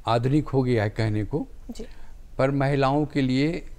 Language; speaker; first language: Hindi; native; Hindi